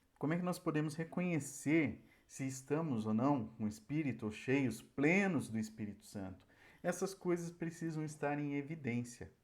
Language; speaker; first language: Portuguese; native; Portuguese